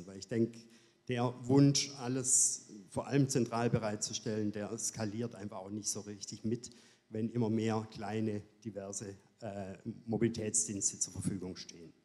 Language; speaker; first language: German; native; German